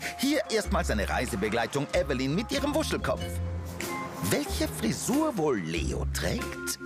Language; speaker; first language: German; native; German